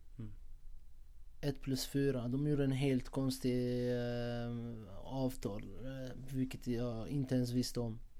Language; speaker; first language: Swedish; non-native, fluent; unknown